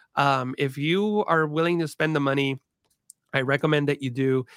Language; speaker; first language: English; early bilingual, other home language; Spanish